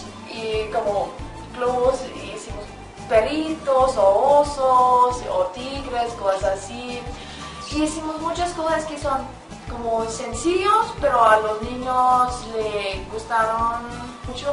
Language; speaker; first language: Spanish; non-native, fluent; German